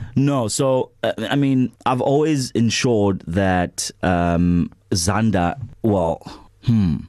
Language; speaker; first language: English; non-native, local second language; Zulu